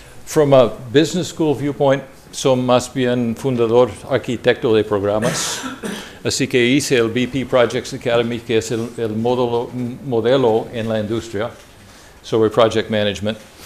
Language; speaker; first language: Spanish; non-native, fluent; English